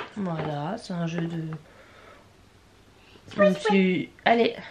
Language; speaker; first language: French; native; French